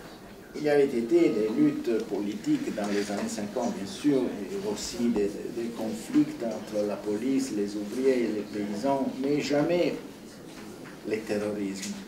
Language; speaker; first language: French; non-native, fluent; Italian